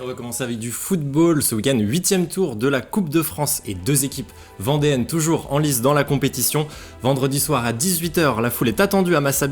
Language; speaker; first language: French; native; French